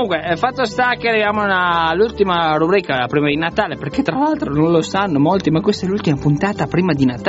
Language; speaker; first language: Italian; native; Italian